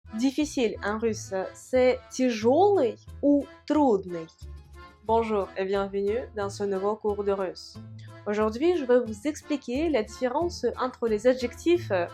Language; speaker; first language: French; non-native, fluent; Russian